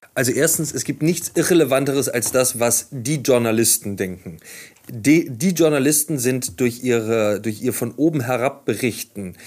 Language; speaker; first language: German; native; German